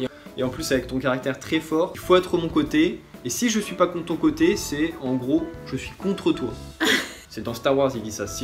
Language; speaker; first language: French; native; French